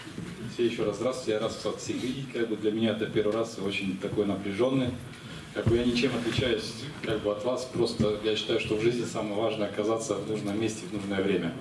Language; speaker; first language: Russian; native; Russian